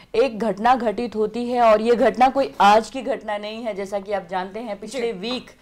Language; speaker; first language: Hindi; native; Hindi